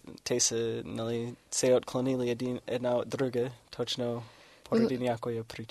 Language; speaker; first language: Bulgarian; non-native, fluent; English